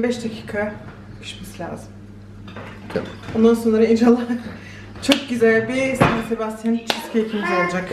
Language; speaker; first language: Turkish; early bilingual, heritage; Turkish